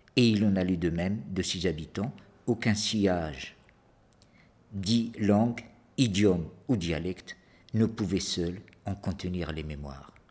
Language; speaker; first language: French; non-native, local second language; Arabic